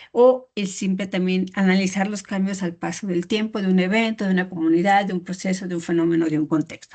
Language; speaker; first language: Spanish; native; Spanish